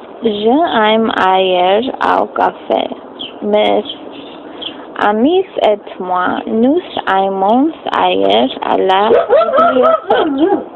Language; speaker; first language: French; non-native, learner; English